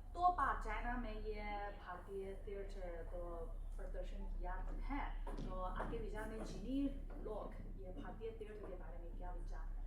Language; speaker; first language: Hindi; non-native, fluent; Chinese